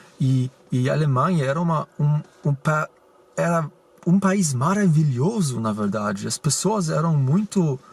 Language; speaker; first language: Portuguese; non-native, fluent; German